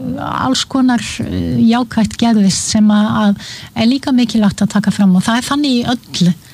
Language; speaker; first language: Icelandic; non-native, fluent; Dutch